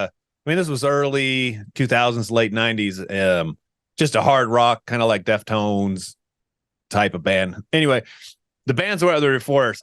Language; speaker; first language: English; native; English